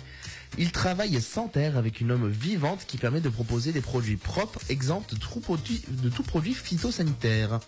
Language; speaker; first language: French; native; French